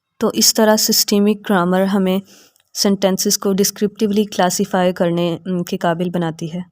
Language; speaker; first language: Urdu; native; Urdu